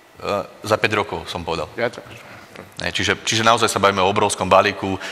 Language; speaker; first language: Slovak; native; Slovak